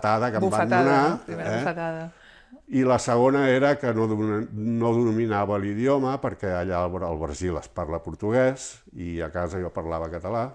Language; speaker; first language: Catalan; early bilingual, heritage; Catalan